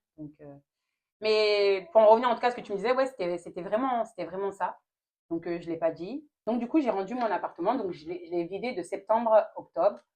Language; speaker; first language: French; native; French